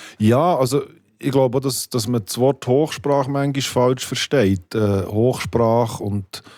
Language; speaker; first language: German; native; German